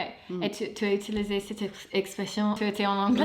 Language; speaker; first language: French; non-native, fluent; English